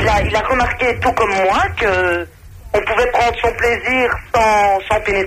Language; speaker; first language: French; native; French